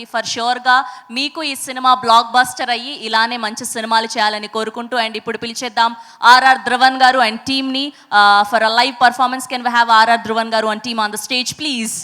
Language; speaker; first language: Telugu; native; Telugu